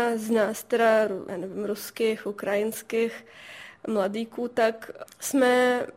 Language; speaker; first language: Czech; non-native, fluent; Russian